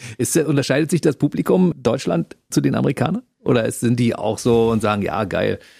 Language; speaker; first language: German; native; German